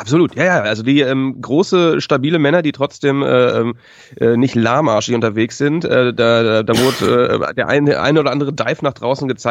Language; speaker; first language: German; native; German